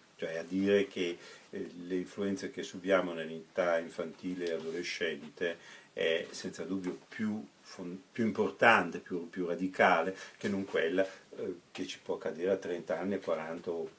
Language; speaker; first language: Italian; native; Italian